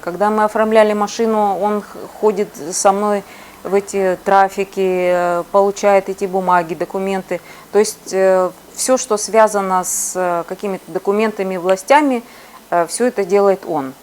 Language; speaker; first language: Russian; native; Russian